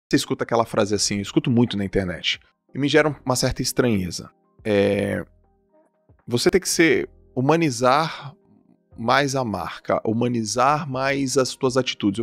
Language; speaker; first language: Portuguese; native; Portuguese